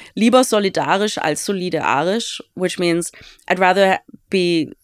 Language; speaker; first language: English; non-native, fluent; German